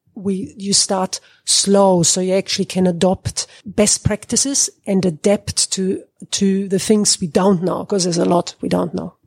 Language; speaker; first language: English; non-native, fluent; German